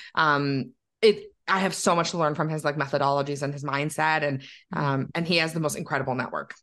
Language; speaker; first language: English; native; English